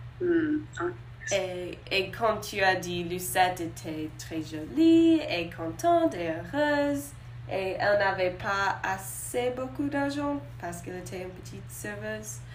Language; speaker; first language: French; non-native, learner; English